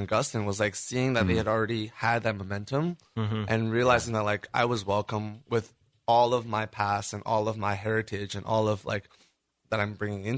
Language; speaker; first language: English; native; English